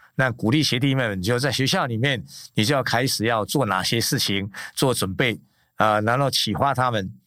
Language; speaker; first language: Chinese; native; Chinese